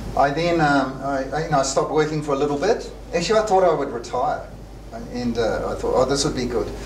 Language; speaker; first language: English; native; English